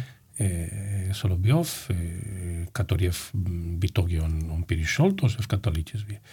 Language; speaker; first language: Russian; non-native, fluent; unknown